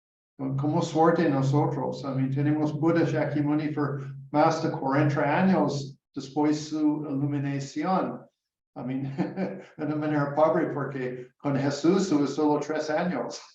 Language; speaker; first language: Spanish; non-native, learner; English